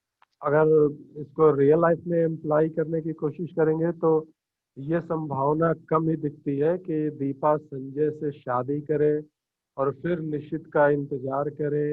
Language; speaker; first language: Hindi; native; Hindi